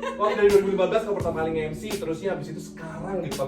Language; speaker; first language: Indonesian; native; Indonesian